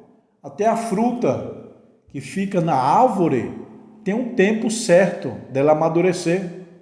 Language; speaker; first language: Portuguese; native; Portuguese